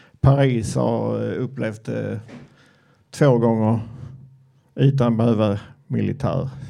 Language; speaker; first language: Swedish; native; Swedish